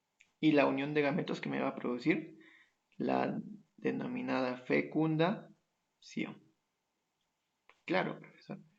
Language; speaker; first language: Spanish; native; Spanish